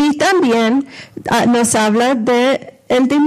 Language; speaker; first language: Spanish; non-native, fluent; English